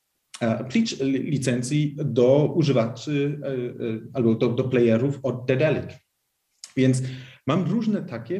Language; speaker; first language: Polish; early bilingual, heritage; Polish